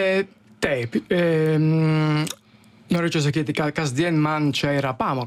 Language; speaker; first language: Lithuanian; non-native, learner; Italian